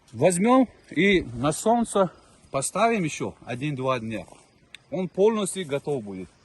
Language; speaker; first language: Russian; non-native, local second language; Tajik